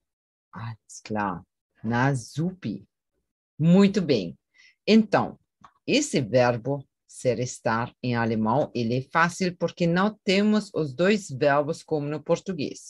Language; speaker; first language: Portuguese; non-native, fluent; German